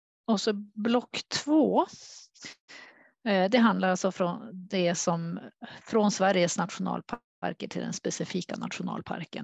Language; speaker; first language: Swedish; native; Swedish